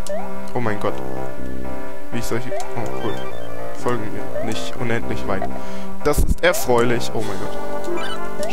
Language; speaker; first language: German; native; German